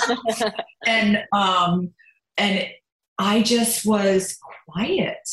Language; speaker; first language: English; early bilingual, other home language; German